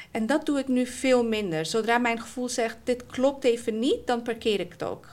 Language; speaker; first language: Dutch; early bilingual, other home language; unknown